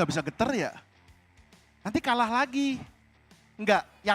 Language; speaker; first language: Indonesian; native; Indonesian